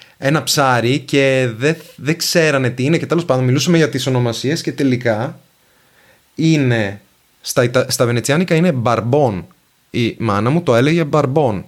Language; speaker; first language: Greek; non-native, fluent; Venetian